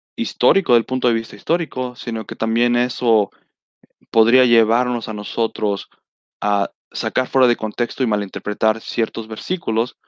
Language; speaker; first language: Spanish; early bilingual, heritage; Spanish